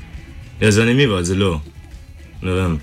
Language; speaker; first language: Slovenian; non-native, learner; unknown